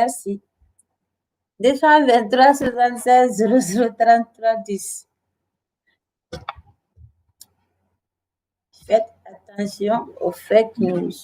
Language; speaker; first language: French; non-native, local second language; Bambara